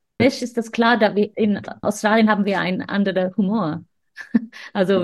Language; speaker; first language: German; non-native, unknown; English